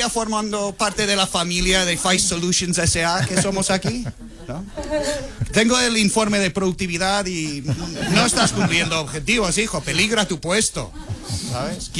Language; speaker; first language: Spanish; non-native, fluent; English